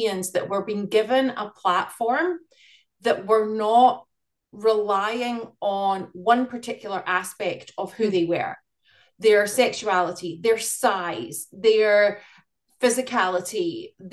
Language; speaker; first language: English; native; English